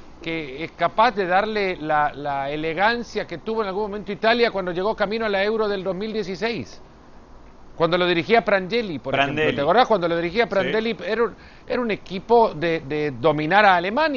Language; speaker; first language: Spanish; native; Spanish